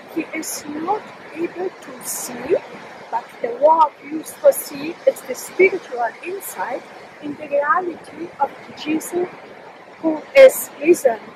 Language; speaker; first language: English; non-native, fluent; Polish